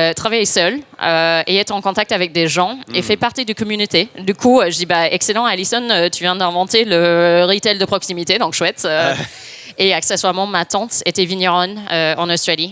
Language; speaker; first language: French; non-native, fluent; English